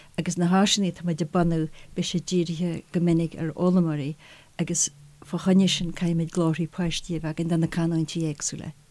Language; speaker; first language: Irish; native; Irish